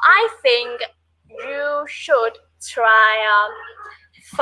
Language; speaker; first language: English; non-native, learner; Vietnamese